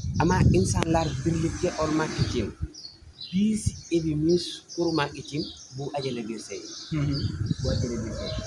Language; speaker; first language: Turkish; non-native, learner; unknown